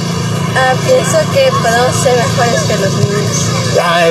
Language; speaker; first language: Spanish; early bilingual, heritage; Spanish